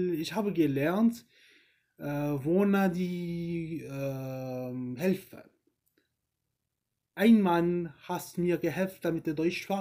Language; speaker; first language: German; non-native, learner; English